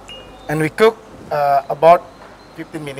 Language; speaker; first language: English; non-native, learner; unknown